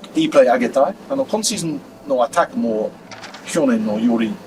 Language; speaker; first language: Japanese; non-native, learner; English